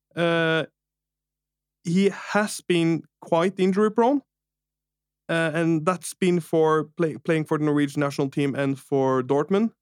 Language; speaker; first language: English; non-native, fluent; Norwegian